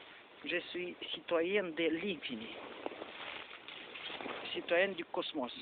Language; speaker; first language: French; non-native, learner; Romanian